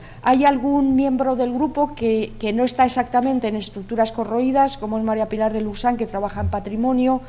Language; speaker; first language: Spanish; native; Spanish